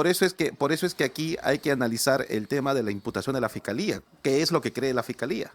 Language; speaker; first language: Spanish; native; Spanish